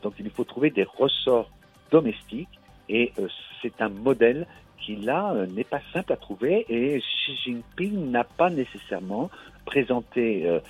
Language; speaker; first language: French; native; French